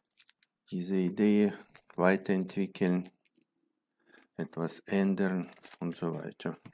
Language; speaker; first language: German; non-native, fluent; Russian